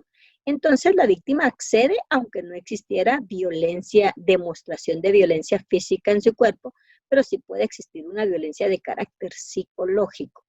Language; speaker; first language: Spanish; native; Spanish